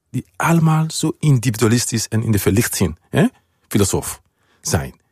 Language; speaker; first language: Dutch; non-native, fluent; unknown